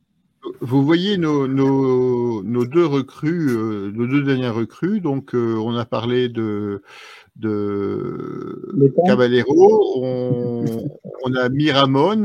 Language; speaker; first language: French; native; French